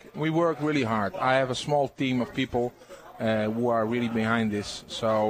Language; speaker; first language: English; non-native, fluent; Dutch